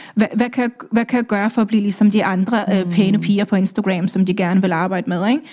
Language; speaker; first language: Danish; early bilingual, other home language; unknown